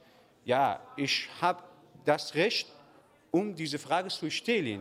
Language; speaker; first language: German; non-native, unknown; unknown